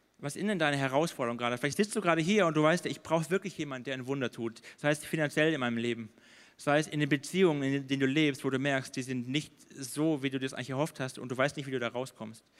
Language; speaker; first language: German; native; German